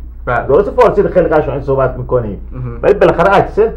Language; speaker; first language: Persian; native; Persian